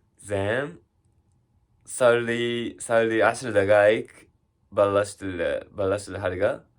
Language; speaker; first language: Arabic; non-native, learner; Japanese